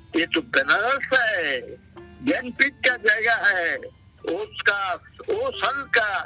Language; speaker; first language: Hindi; non-native, local second language; Bangla